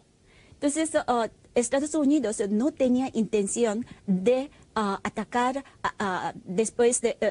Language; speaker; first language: Spanish; non-native, fluent; Korean